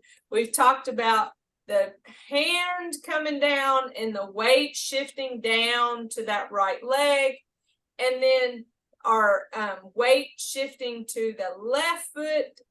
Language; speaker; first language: English; native; English